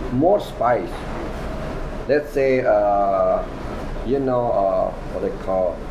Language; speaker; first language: English; non-native, learner; Indonesian